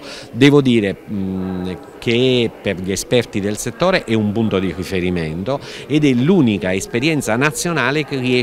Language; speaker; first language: Italian; native; Italian